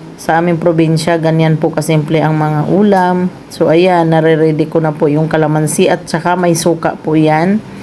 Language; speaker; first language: Filipino; non-native, local second language; Cebuano